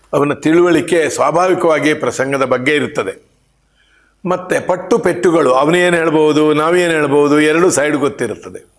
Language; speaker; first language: Kannada; non-native, local second language; Marathi